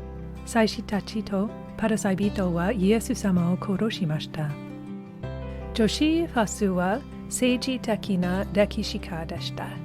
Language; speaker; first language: Japanese; non-native, learner; English